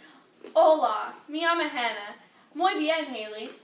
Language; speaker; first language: Spanish; non-native, learner; English